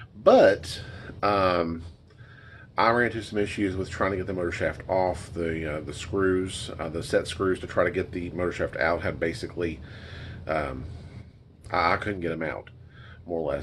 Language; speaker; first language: English; native; English